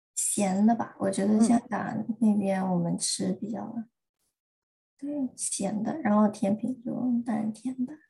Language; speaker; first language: Chinese; early bilingual, heritage; Chinese